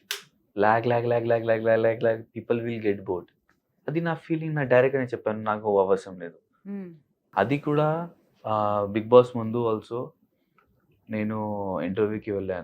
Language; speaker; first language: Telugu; non-native, learner; Hindi